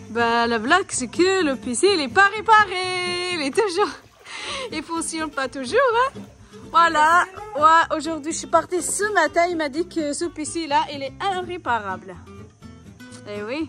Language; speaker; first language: French; native; French